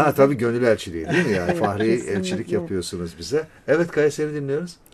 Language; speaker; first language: Turkish; native; Turkish